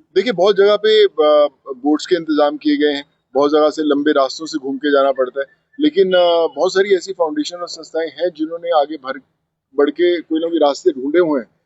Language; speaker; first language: Hindi; non-native, local second language; Punjabi